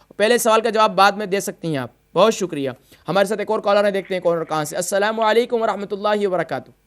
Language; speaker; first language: Urdu; native; Urdu